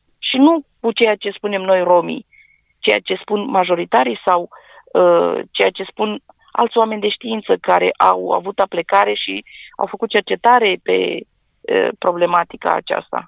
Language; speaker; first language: Romanian; non-native, local second language; Romany